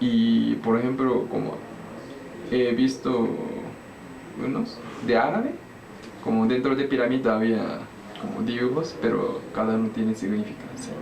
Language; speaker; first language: Spanish; non-native, learner; Japanese